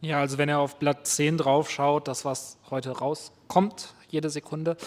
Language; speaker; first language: German; native; German